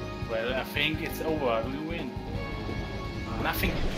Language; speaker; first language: English; non-native, learner; German